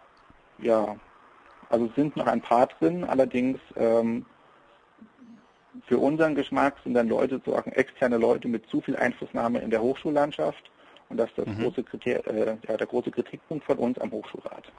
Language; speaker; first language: German; native; German